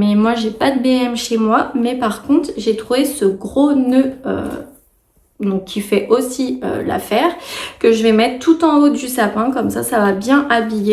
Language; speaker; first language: French; native; French